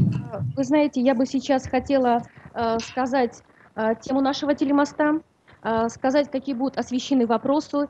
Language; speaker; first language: Russian; native; Russian